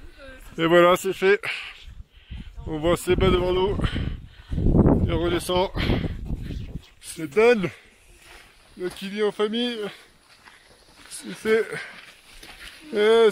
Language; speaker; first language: French; native; French